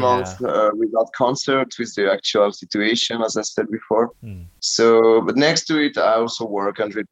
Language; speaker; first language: English; non-native, learner; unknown